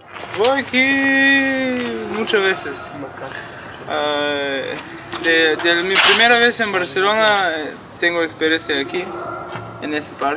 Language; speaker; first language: Spanish; non-native, learner; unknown